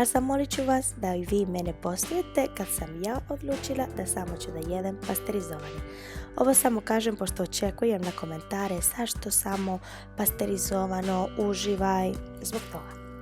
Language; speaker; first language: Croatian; non-native, fluent; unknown